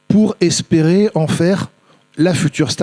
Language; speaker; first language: French; native; French